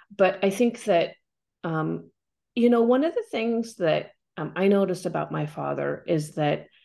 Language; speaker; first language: English; native; English